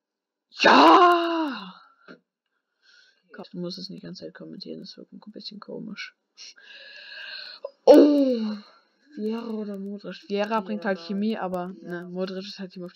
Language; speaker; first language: German; native; German